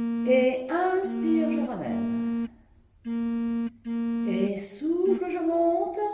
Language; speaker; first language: French; native; French